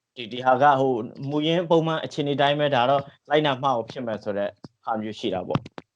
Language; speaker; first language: Burmese; native; Burmese